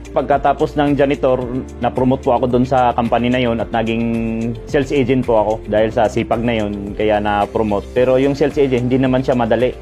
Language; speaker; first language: Filipino; non-native, local second language; Cebuano